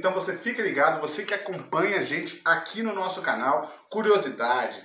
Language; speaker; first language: Portuguese; native; Portuguese